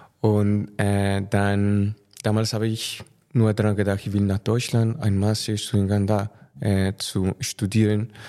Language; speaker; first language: German; non-native, fluent; Spanish